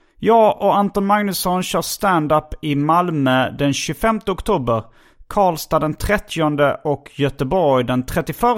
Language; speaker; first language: Swedish; native; Swedish